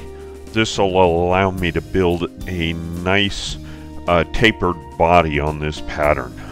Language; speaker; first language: English; native; English